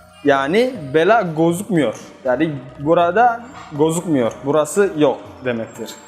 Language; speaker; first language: Turkish; non-native, fluent; Indonesian